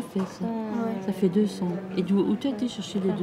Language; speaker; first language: French; native; French